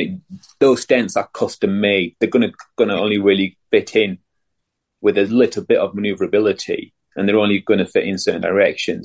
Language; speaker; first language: English; native; English